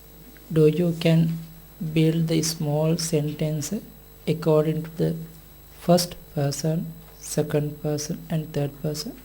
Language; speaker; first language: English; non-native, learner; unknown